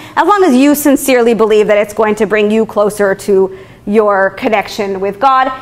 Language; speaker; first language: English; native; English